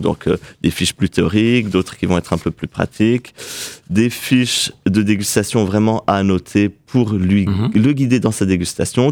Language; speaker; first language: French; native; French